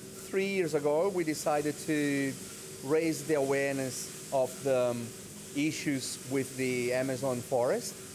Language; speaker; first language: English; non-native, fluent; Portuguese